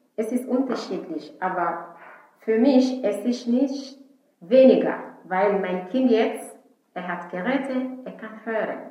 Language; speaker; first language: German; non-native, learner; Fula